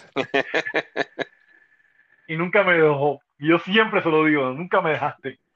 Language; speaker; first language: Spanish; native; Spanish